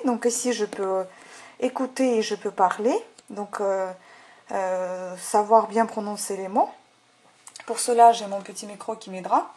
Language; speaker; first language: French; native; French